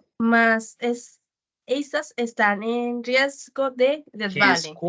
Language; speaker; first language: Portuguese; non-native, learner; Spanish